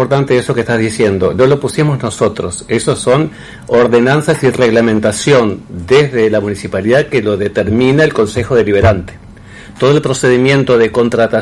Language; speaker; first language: Spanish; native; Spanish